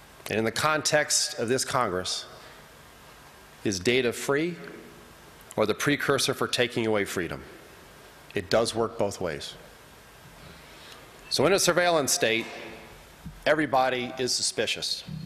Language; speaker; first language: English; native; English